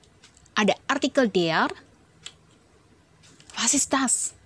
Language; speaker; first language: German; non-native, fluent; Indonesian